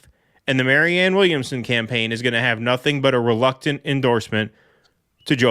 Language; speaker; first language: English; native; English